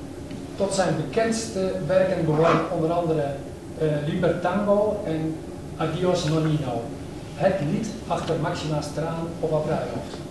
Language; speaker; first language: Dutch; native; Dutch